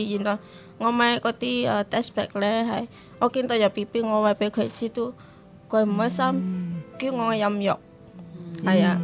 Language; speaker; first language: Chinese; non-native, learner; Indonesian